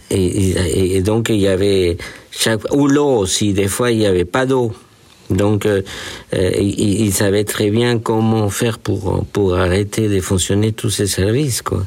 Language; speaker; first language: French; non-native, fluent; Spanish